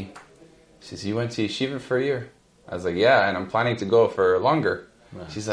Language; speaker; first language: English; native; English